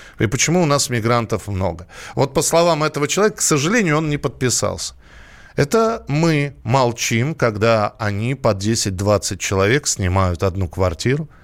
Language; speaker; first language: Russian; native; Russian